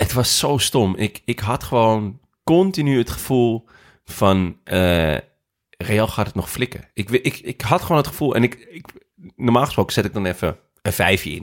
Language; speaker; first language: Dutch; native; Dutch